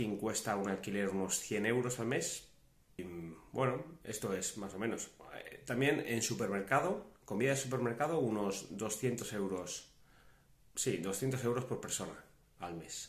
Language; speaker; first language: Spanish; native; Spanish